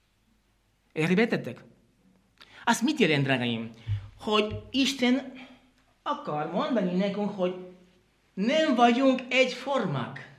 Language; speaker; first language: Hungarian; non-native, learner; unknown